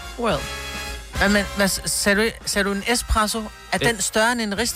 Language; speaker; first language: Danish; native; Danish